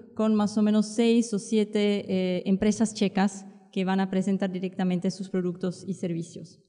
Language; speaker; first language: Spanish; non-native, fluent; Czech